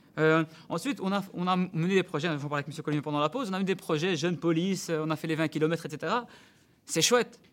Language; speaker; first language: French; early bilingual, other home language; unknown